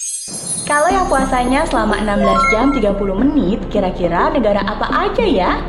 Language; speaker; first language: Indonesian; native; Indonesian